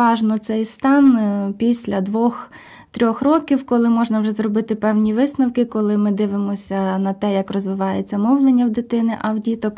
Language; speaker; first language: Ukrainian; native; Ukrainian